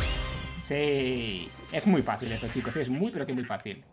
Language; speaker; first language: Spanish; native; Spanish